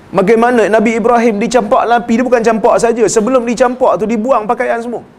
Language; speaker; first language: Malay; native; Malay